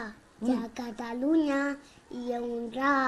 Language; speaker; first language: Catalan; non-native, local second language; Spanish